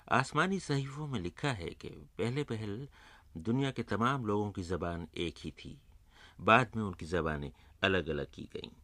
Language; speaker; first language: Urdu; native; Urdu